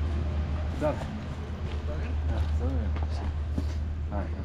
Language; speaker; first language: Spanish; non-native, learner; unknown